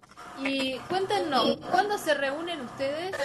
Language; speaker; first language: Spanish; native; Spanish